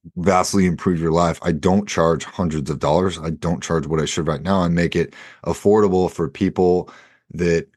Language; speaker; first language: English; native; English